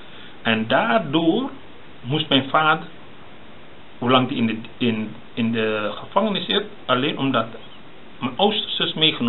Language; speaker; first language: Dutch; early bilingual, other home language; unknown